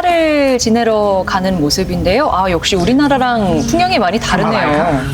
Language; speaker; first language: Korean; native; Korean